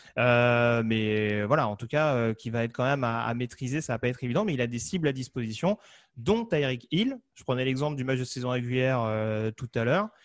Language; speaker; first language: French; native; French